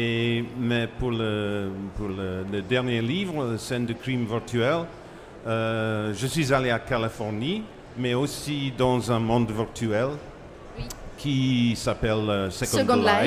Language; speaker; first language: French; non-native, fluent; English